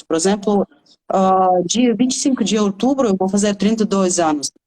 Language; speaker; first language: Portuguese; non-native, fluent; Russian